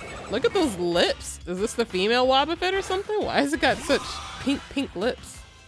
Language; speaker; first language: English; native; English